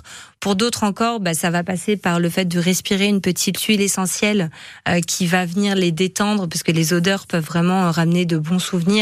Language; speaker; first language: French; native; French